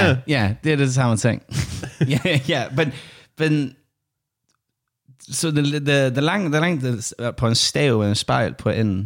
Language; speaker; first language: Danish; non-native, learner; English